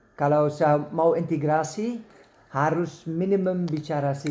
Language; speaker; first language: Indonesian; non-native, learner; Dutch